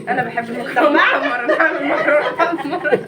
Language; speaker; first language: Arabic; native; Arabic